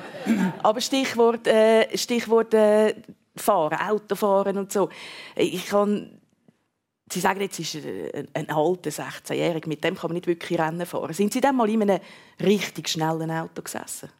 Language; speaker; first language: German; native; German